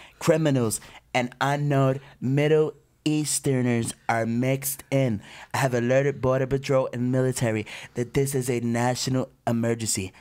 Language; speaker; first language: English; early bilingual, other home language; Spanish